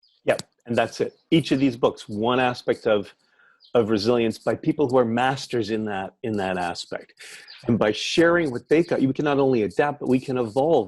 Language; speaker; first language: English; native; English